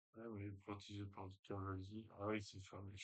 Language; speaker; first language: French; native; French